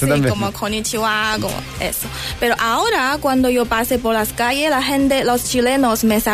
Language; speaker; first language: Spanish; non-native, learner; Chinese